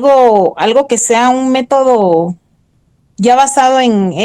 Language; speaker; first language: Spanish; native; Spanish